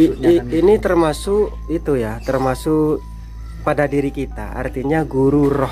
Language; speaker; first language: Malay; non-native, local second language; Javanese